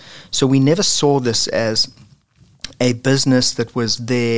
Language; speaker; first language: English; native; English